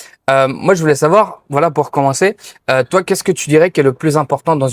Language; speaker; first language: French; native; French